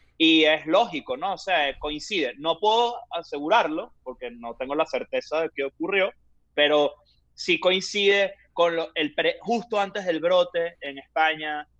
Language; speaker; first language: Spanish; native; Spanish